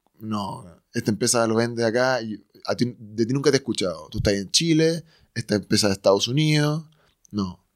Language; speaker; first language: Spanish; native; Spanish